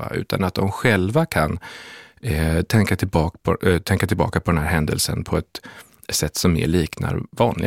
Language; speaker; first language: Swedish; native; Swedish